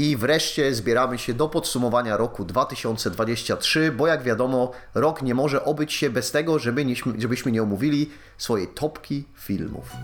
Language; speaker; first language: Polish; native; Polish